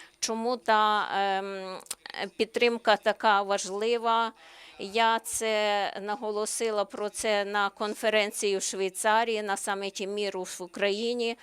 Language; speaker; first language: Ukrainian; non-native, learner; Slovenian